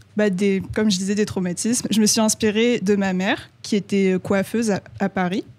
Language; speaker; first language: French; early bilingual, other home language; Khmer